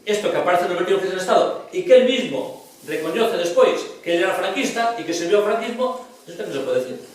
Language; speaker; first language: Spanish; non-native, local second language; Galician